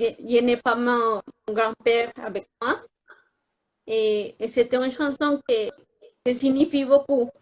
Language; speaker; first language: French; non-native, learner; Spanish